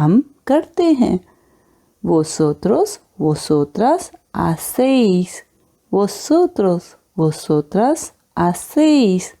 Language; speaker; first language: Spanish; non-native, fluent; Hindi